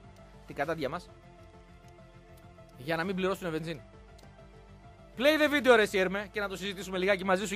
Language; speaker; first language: Greek; native; Greek